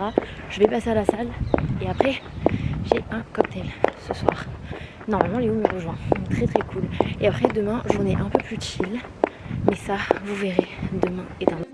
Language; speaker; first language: French; native; French